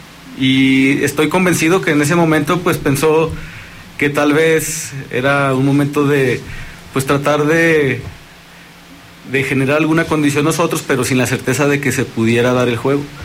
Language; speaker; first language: Spanish; native; Spanish